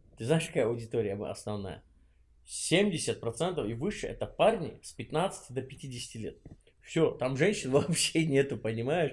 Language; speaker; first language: Russian; non-native, local second language; Chechen